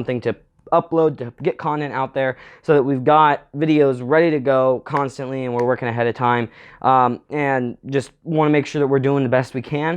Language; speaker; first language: English; native; English